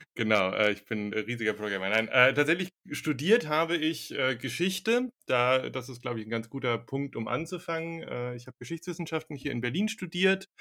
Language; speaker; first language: German; non-native, fluent; Slovenian